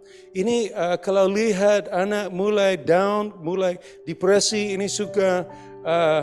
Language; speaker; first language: Indonesian; non-native, fluent; English